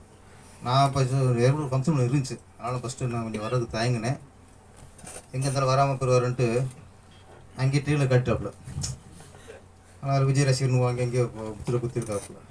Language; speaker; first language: Tamil; native; Tamil